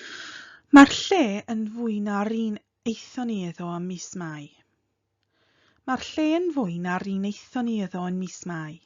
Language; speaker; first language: Welsh; non-native, fluent; English